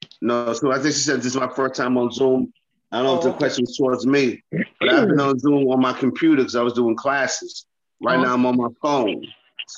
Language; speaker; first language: English; native; English